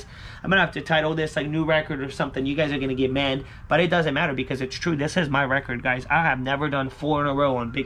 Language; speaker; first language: English; native; English